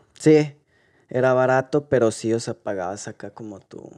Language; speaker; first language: Spanish; native; Spanish